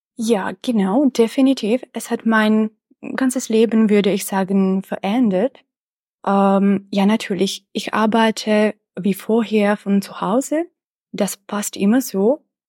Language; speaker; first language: German; non-native, fluent; Czech